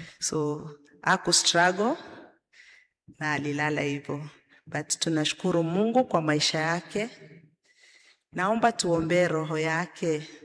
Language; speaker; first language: Swahili; non-native, local second language; Gusii